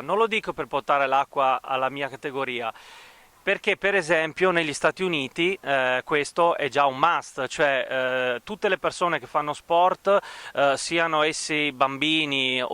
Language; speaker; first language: Italian; native; Italian